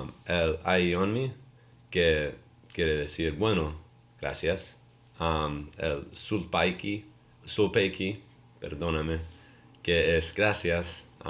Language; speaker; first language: Spanish; non-native, learner; English